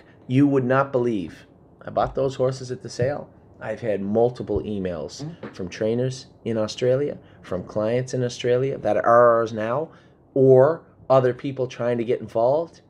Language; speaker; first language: English; native; English